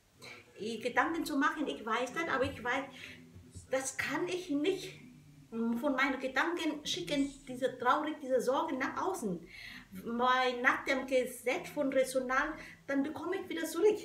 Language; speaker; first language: German; non-native, learner; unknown